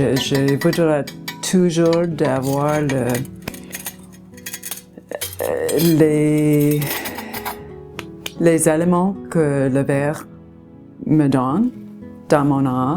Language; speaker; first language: French; non-native, local second language; English